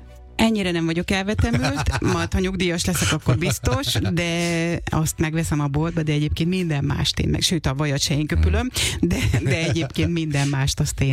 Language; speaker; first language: Hungarian; native; Hungarian